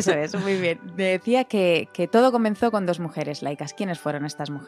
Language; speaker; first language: Spanish; native; Spanish